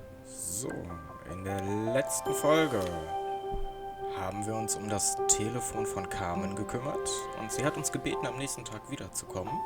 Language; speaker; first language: German; native; German